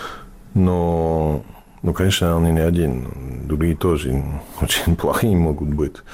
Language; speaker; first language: Russian; non-native, fluent; English